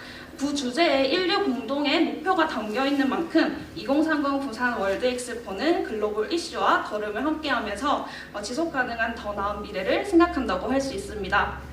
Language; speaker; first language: Korean; native; Korean